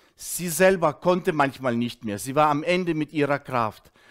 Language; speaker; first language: German; early bilingual, heritage; Russian